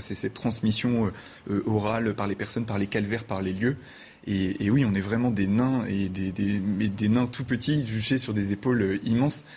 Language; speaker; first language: French; native; French